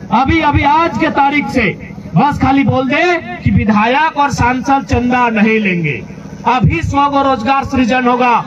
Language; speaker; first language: Hindi; native; Hindi